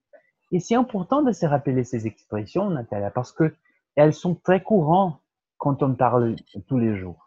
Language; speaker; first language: French; non-native, fluent; Portuguese